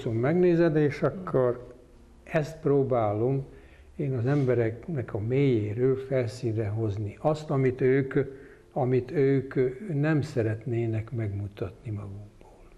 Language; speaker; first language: Hungarian; native; Hungarian